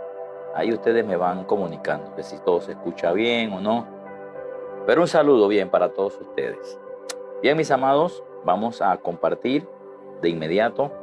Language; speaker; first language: Spanish; native; Spanish